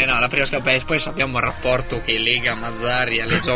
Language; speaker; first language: Italian; native; Italian